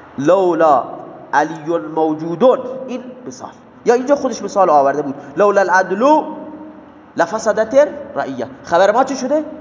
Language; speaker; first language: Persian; non-native, local second language; Baluchi